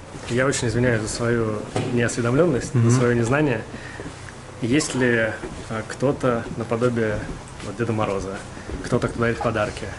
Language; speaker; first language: Russian; native; Russian